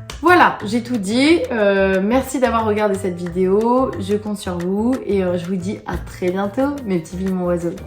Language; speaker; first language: French; non-native, local second language; Morisyen